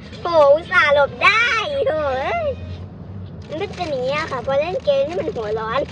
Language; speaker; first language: Thai; native; Thai